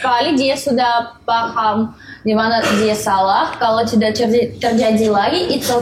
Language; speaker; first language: Indonesian; non-native, learner; Russian